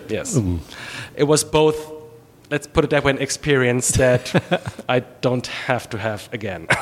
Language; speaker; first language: English; non-native, fluent; German